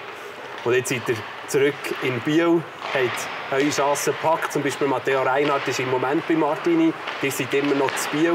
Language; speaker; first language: German; native; German